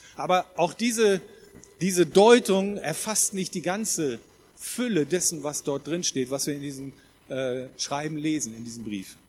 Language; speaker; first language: German; native; German